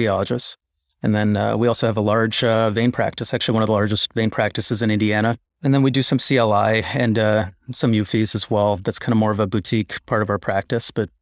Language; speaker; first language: English; native; English